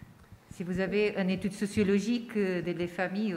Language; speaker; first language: French; non-native, fluent; Portuguese